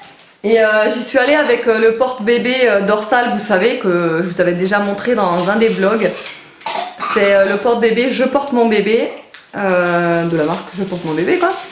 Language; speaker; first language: French; native; French